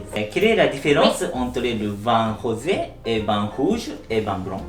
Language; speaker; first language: French; non-native, learner; Japanese